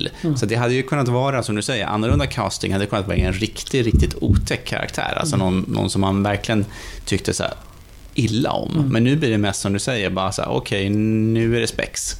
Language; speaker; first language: Swedish; native; Swedish